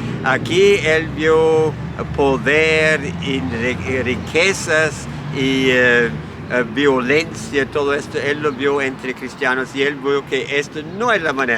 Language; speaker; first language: Spanish; non-native, fluent; English